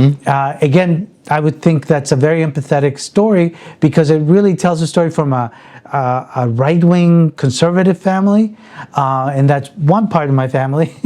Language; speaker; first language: English; early bilingual, other home language; Spanish